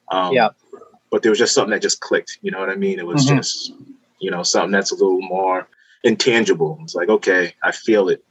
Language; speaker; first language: English; native; English